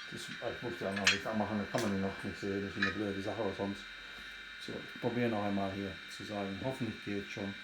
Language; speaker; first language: German; non-native, fluent; English